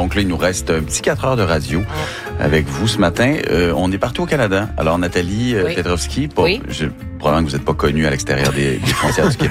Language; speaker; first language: French; native; French